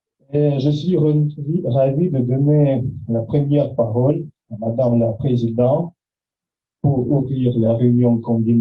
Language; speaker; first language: French; non-native, fluent; Russian